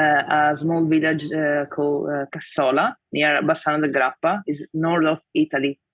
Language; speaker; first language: English; non-native, fluent; Italian